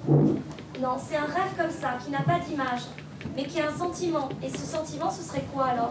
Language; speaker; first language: French; native; French